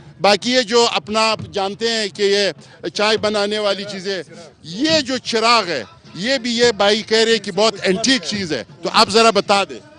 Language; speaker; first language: Urdu; non-native, local second language; Pashto